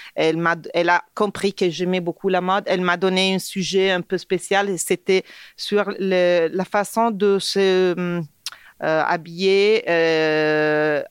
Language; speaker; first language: French; non-native, fluent; Italian